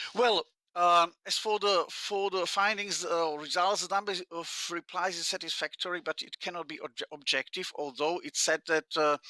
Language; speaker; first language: English; non-native, fluent; Slovak